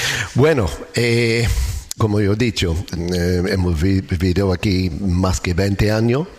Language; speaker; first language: Spanish; non-native, learner; English